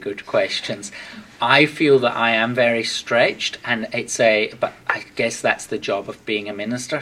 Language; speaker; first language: English; native; English